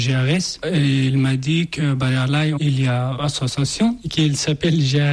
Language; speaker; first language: French; non-native, learner; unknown